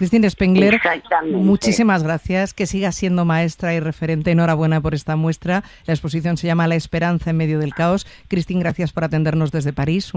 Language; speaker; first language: Spanish; native; Spanish